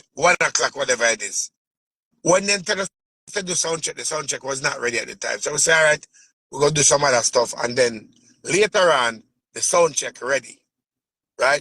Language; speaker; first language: English; native; English